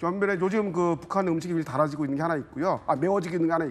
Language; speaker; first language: Korean; native; Korean